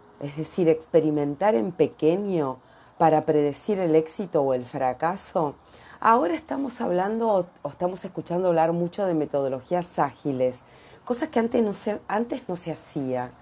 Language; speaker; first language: Spanish; native; Spanish